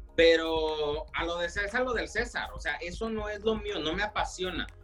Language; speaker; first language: Spanish; early bilingual, heritage; Spanish